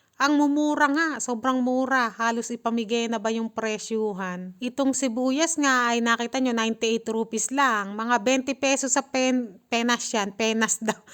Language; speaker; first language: Filipino; native; Filipino